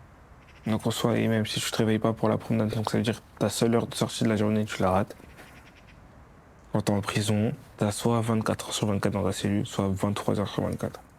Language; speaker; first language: French; native; French